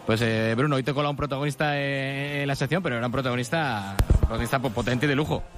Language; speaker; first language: Spanish; native; Spanish